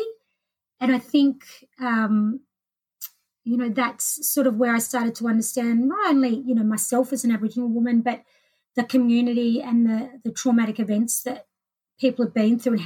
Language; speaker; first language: English; native; English